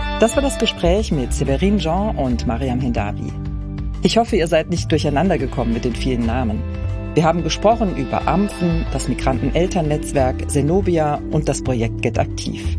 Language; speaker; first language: German; native; German